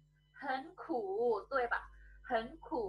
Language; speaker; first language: Chinese; non-native, fluent; Indonesian